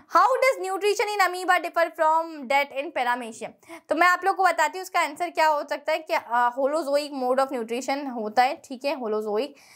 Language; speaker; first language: Hindi; native; Hindi